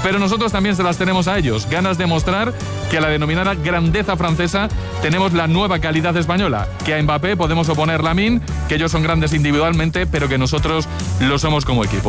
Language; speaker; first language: Spanish; native; Spanish